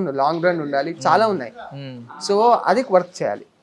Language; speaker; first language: Telugu; non-native, learner; Kannada